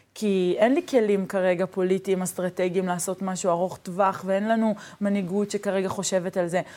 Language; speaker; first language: Hebrew; native; Hebrew